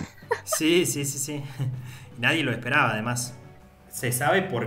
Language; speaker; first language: Spanish; native; Spanish